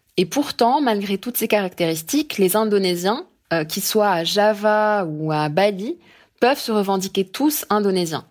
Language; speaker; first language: French; non-native, local second language; Arabic